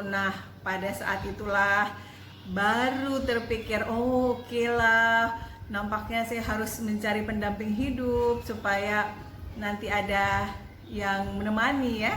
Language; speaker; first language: Indonesian; native; Indonesian